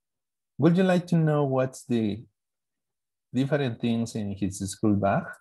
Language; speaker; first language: English; non-native, learner; Spanish